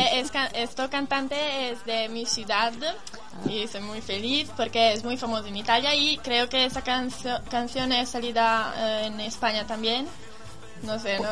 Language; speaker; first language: Spanish; non-native, learner; Italian